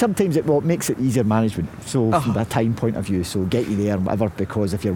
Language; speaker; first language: English; native; English